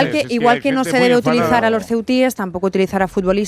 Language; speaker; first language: Spanish; native; Spanish